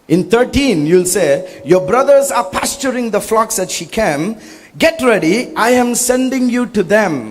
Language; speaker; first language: English; non-native, local second language; Tamil